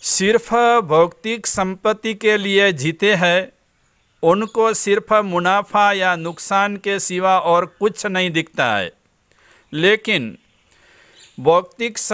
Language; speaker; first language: Hindi; non-native, local second language; Gujarati